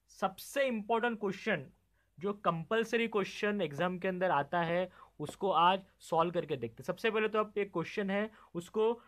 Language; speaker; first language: Hindi; non-native, local second language; Marathi